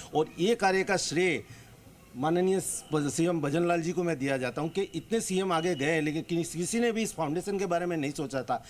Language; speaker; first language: Hindi; native; Hindi